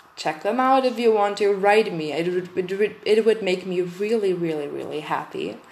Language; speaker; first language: English; non-native, fluent; German